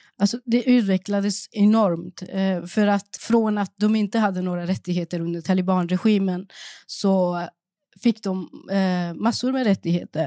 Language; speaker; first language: Swedish; early bilingual, other home language; Persian